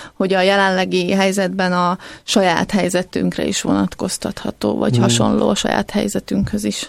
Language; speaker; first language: Hungarian; native; Hungarian